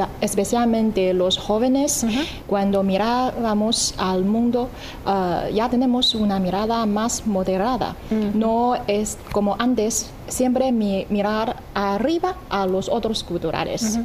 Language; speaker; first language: Spanish; non-native, fluent; Chinese